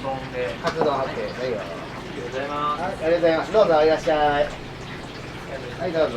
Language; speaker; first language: Japanese; native; Japanese